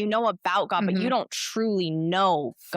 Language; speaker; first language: English; native; English